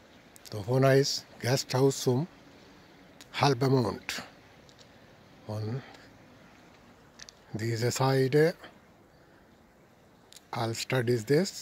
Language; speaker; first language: German; non-native, learner; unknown